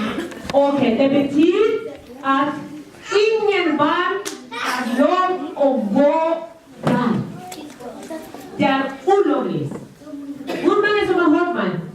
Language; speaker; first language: Swedish; non-native, fluent; Somali